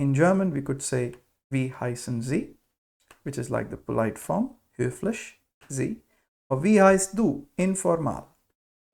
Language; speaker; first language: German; non-native, fluent; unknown